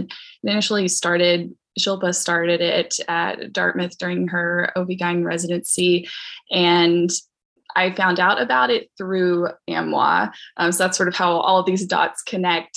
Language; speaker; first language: English; native; English